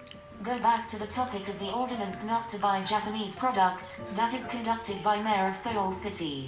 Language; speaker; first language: English; non-native, fluent; Japanese